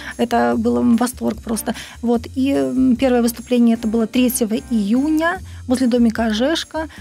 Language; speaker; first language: Russian; native; Russian